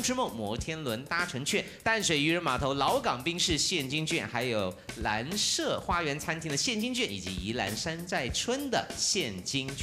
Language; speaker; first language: Chinese; native; Chinese